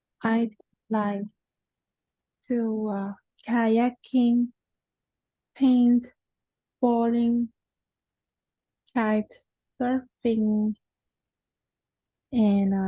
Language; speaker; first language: English; non-native, learner; Vietnamese